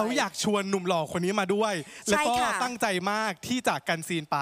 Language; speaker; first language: Thai; native; Thai